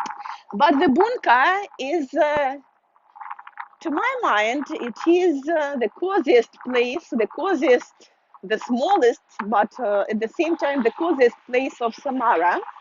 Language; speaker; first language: English; non-native, fluent; Russian